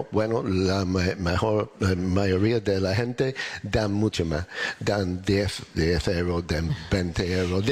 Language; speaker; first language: Spanish; non-native, learner; English